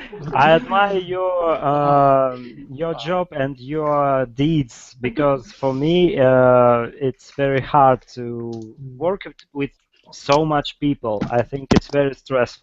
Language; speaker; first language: English; non-native, fluent; Russian